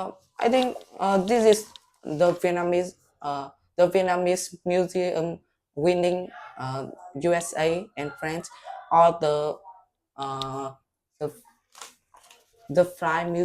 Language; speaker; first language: English; non-native, learner; Vietnamese